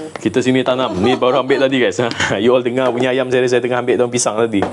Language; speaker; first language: Malay; non-native, local second language; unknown